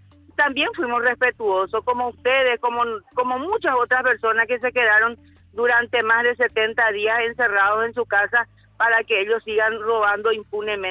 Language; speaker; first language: Spanish; native; Spanish